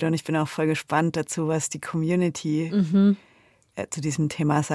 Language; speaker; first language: German; native; German